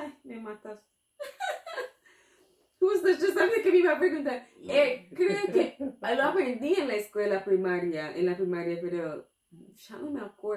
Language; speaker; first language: Spanish; non-native, fluent; English